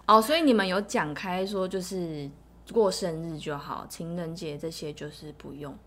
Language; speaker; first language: Chinese; native; Chinese